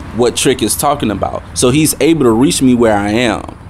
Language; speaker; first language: English; native; English